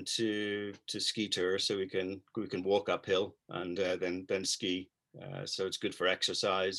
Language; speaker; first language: English; native; English